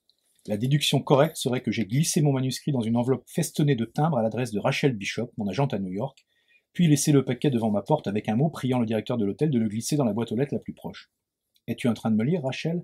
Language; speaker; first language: French; native; French